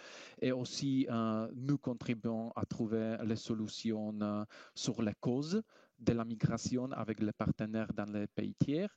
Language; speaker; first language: French; non-native, fluent; Slovak